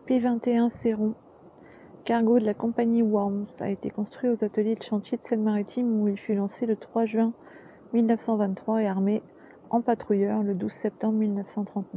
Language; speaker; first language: French; native; French